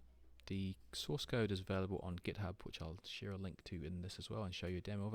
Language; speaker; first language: English; native; English